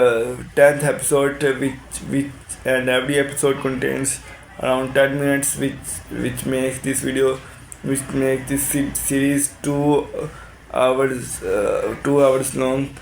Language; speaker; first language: English; non-native, learner; Urdu